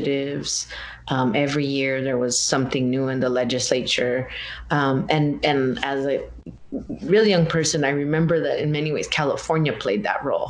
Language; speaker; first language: English; native; English